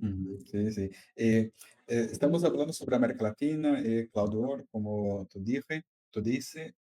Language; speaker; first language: Spanish; non-native, fluent; Portuguese